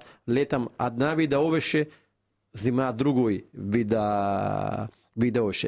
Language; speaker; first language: Russian; non-native, fluent; Italian